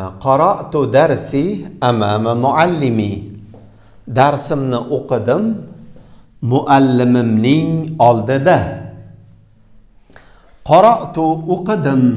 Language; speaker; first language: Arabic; non-native, fluent; Uzbek